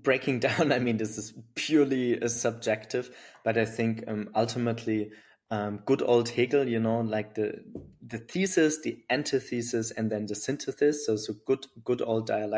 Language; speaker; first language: English; non-native, fluent; German